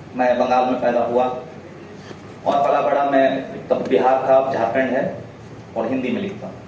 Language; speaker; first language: Hindi; non-native, local second language; Odia